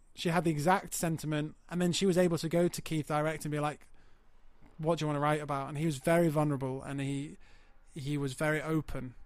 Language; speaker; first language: English; native; English